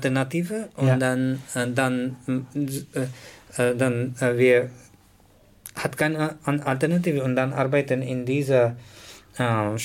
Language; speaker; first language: German; non-native, learner; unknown